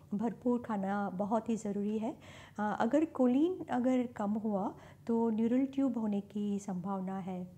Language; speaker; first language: Hindi; non-native, local second language; Marathi